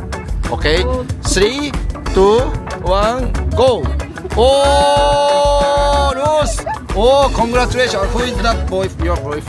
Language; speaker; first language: English; non-native, learner; Japanese